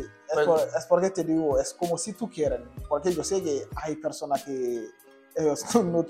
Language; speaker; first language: Spanish; non-native, learner; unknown